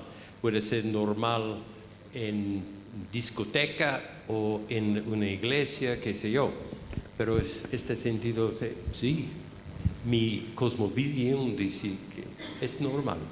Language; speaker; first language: Spanish; non-native, fluent; English